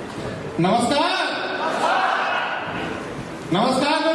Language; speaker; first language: Hindi; native; Hindi